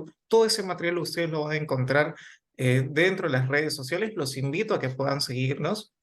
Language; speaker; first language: Spanish; native; Spanish